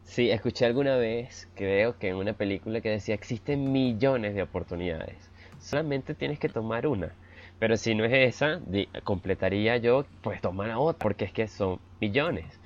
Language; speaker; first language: Spanish; native; Spanish